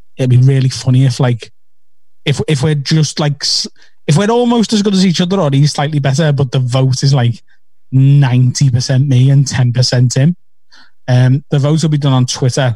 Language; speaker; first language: English; native; English